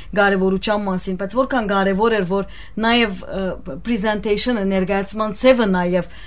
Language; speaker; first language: Armenian; early bilingual, heritage; Armenian